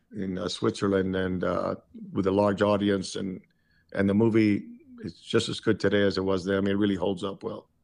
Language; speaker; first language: English; early bilingual, other home language; Spanish